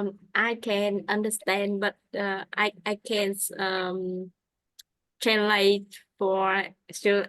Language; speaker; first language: English; non-native, learner; Vietnamese